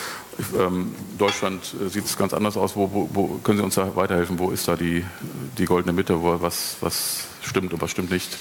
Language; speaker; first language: German; native; German